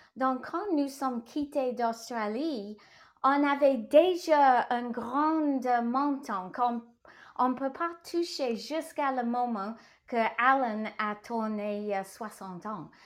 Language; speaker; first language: French; non-native, learner; English